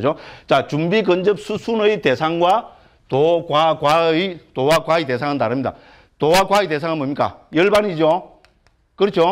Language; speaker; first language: Korean; native; Korean